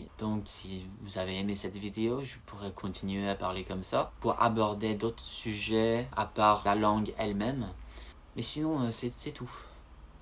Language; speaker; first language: French; non-native, fluent; English